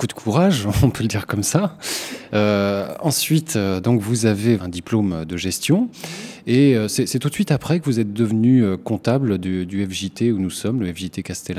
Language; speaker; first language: French; native; French